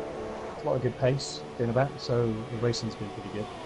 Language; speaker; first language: English; native; English